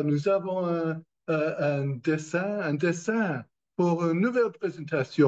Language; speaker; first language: French; non-native, learner; English